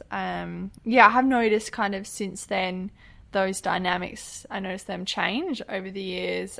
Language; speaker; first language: English; native; English